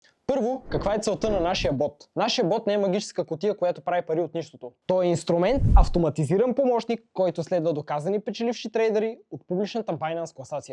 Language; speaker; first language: Bulgarian; native; Bulgarian